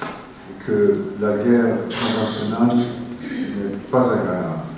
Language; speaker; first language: French; non-native, fluent; English